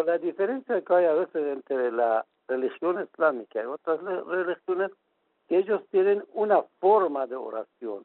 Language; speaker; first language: Spanish; non-native, fluent; Persian